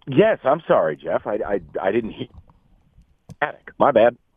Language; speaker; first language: English; native; English